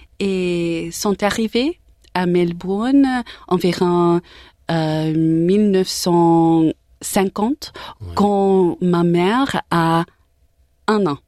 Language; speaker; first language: French; non-native, learner; English